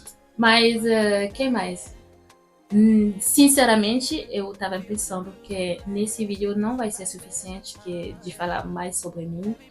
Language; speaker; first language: Portuguese; non-native, fluent; French